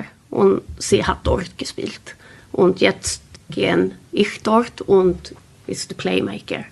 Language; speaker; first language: German; non-native, learner; Swedish